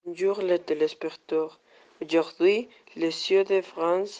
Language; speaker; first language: French; non-native, learner; Spanish